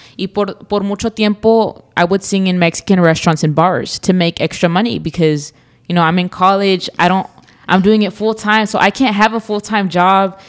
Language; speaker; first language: English; early bilingual, other home language; Spanish